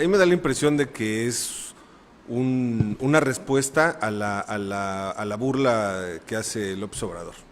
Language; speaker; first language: Spanish; native; Spanish